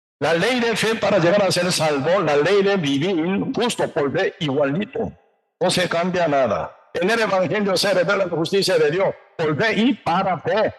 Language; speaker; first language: Spanish; non-native, learner; Korean